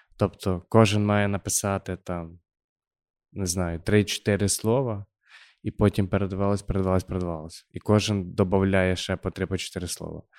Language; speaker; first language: Ukrainian; native; Ukrainian